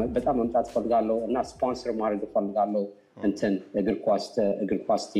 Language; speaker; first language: Amharic; early bilingual, other home language; English